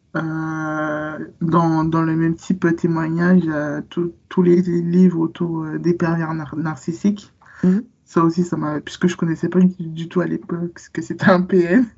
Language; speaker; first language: French; native; French